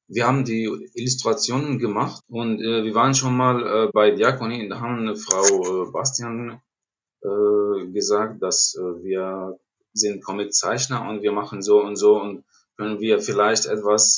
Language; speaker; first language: German; non-native, learner; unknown